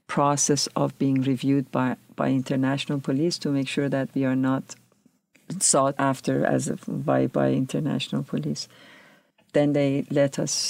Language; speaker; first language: English; non-native, fluent; Persian